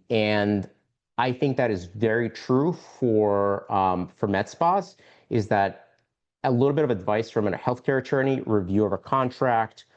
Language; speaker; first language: English; native; English